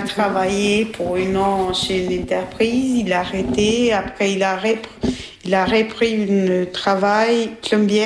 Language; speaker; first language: French; non-native, learner; Albanian